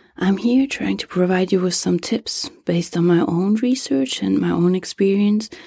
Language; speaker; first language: English; non-native, fluent; German